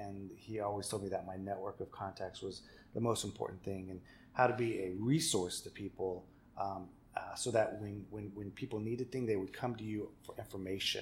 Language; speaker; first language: English; native; English